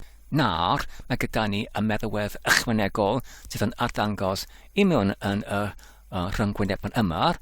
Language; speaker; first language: Welsh; non-native, learner; English